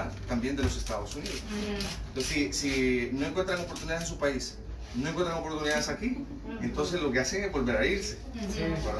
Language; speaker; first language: Spanish; native; Spanish